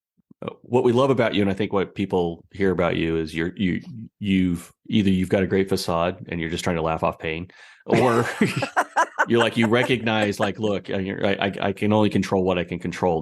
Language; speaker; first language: English; native; English